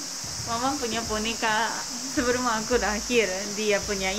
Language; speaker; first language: Indonesian; non-native, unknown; Japanese